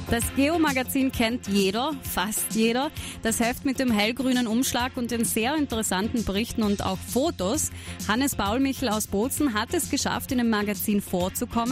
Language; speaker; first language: German; native; German